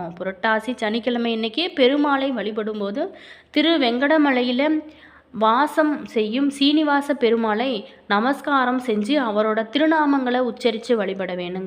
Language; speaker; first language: Tamil; native; Tamil